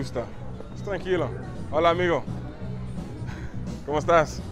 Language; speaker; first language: Spanish; non-native, learner; English